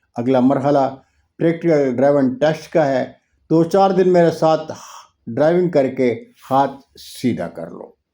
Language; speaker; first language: Urdu; non-native, local second language; Punjabi